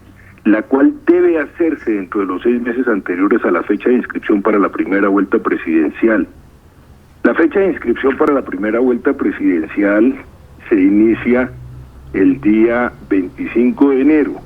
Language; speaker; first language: Spanish; native; Spanish